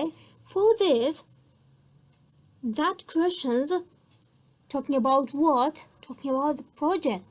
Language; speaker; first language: English; non-native, fluent; Central Kurdish